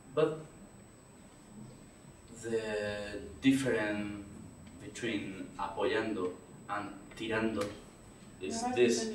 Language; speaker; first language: English; non-native, learner; Spanish